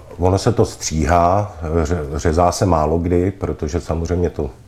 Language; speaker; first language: Czech; native; Czech